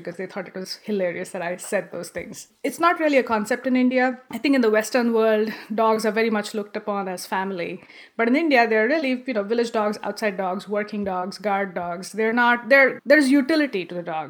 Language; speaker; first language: English; non-native, local second language; Marathi